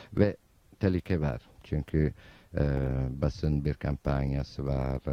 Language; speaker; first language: Turkish; non-native, fluent; Italian